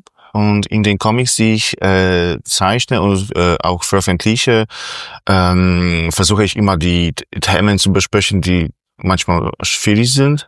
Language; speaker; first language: German; non-native, fluent; Polish